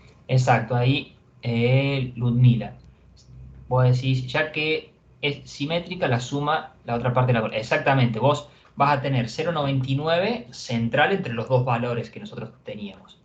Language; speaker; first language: Spanish; native; Spanish